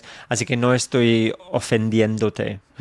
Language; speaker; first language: Spanish; non-native, fluent; English